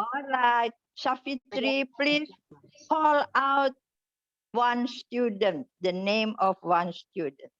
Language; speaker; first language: English; non-native, fluent; Indonesian